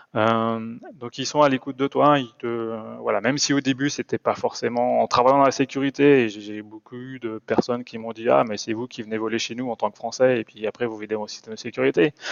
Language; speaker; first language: French; native; French